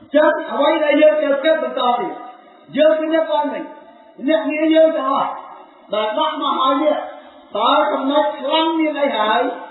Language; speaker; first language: Khmer; native; Khmer